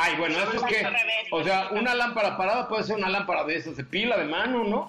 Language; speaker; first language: Spanish; native; Spanish